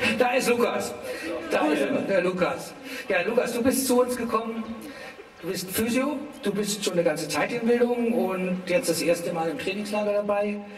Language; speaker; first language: German; native; German